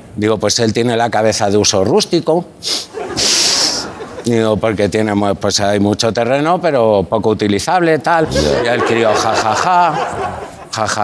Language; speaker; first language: Spanish; native; Spanish